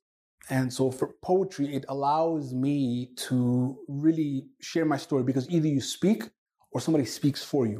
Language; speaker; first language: English; non-native, fluent; Somali